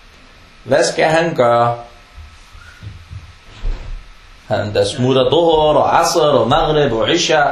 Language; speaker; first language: Danish; non-native, fluent; Arabic